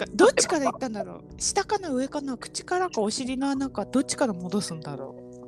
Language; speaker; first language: Japanese; native; Japanese